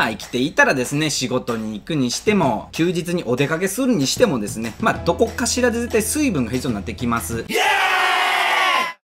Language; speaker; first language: Japanese; native; Japanese